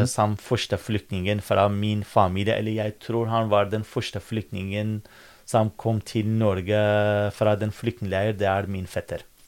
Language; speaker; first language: Norwegian; non-native, fluent; Kurdish